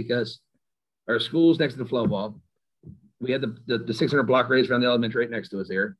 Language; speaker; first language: English; native; English